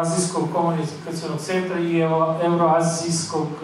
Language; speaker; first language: Bosnian; native; Bosnian